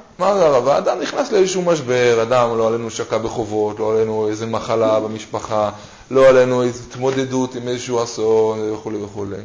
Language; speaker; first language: Hebrew; native; Hebrew